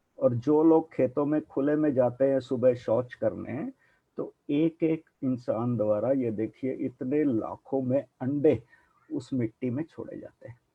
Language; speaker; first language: Hindi; non-native, local second language; Punjabi